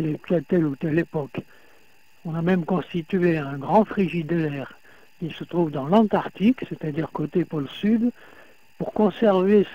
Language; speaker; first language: French; native; French